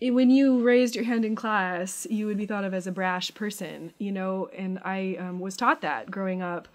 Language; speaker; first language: English; native; English